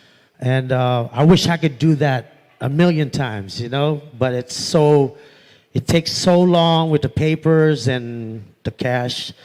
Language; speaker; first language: English; non-native, local second language; Pampanga